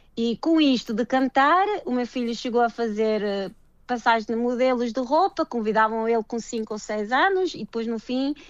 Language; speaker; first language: Portuguese; early bilingual, heritage; Portuguese